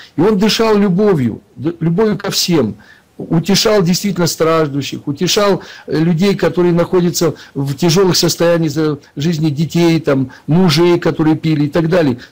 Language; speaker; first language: Russian; native; Russian